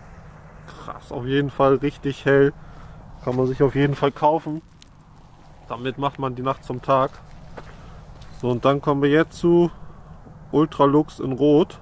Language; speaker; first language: German; native; German